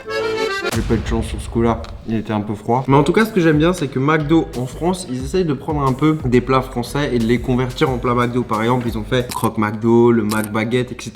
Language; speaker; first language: French; native; French